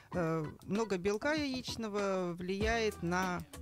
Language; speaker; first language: Russian; native; Russian